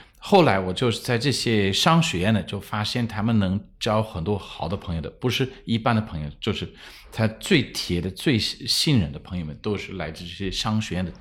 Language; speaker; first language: Chinese; non-native, fluent; English